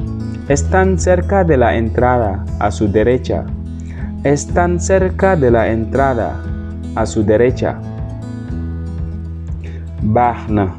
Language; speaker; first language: Spanish; non-native, fluent; Wolof